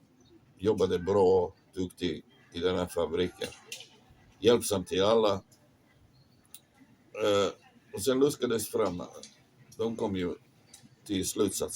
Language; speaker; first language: Swedish; non-native, fluent; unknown